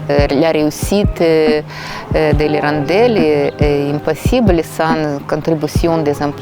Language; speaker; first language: French; non-native, fluent; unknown